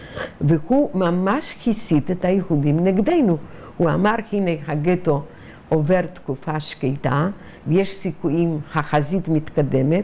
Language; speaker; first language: Hebrew; non-native, fluent; Yiddish